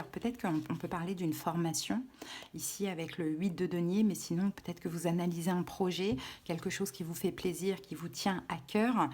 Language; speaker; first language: French; native; French